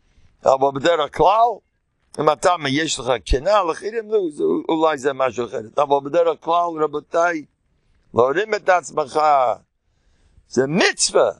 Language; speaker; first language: Hebrew; non-native, fluent; English